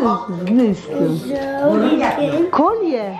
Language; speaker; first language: Turkish; early bilingual, heritage; Turkish